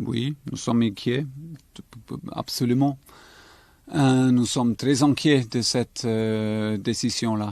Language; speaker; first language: French; non-native, fluent; German